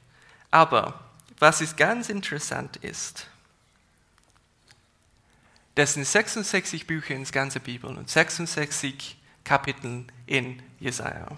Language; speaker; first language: German; non-native, fluent; English